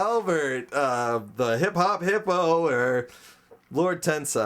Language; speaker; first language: English; native; English